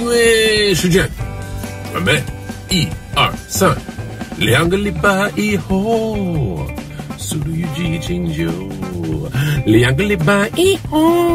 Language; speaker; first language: Chinese; non-native, learner; English